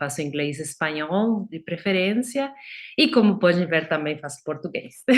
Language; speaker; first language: Portuguese; non-native, fluent; Spanish